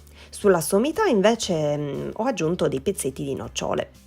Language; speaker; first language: Italian; native; Italian